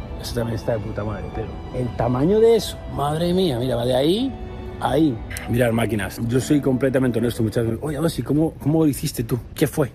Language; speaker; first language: Spanish; native; Spanish